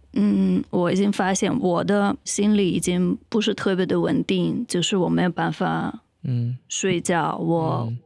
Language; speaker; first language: Chinese; non-native, fluent; Ukrainian